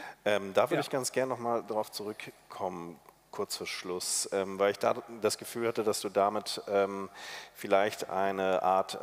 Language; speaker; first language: German; native; German